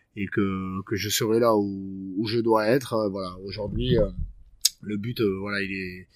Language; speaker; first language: French; native; French